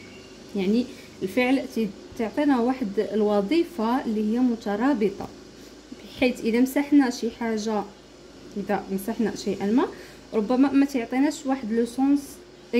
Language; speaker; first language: Arabic; native; Arabic